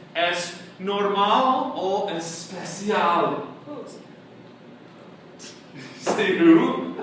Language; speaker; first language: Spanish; non-native, fluent; English